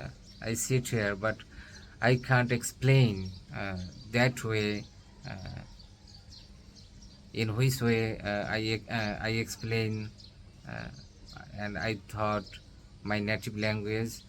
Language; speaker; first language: English; non-native, learner; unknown